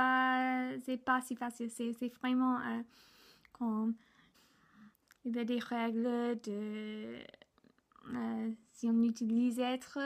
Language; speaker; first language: French; non-native, learner; English